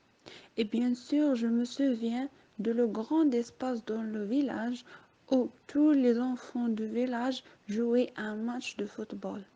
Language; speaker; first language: French; non-native, learner; Arabic